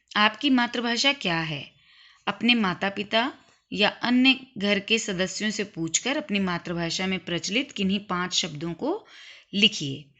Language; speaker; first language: Hindi; native; Hindi